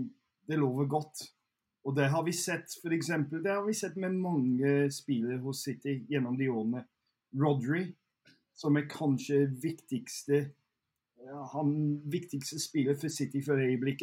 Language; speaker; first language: Norwegian; non-native, fluent; English